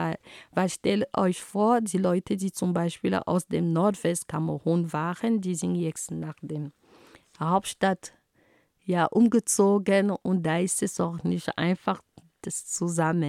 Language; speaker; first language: German; non-native, fluent; Ghomala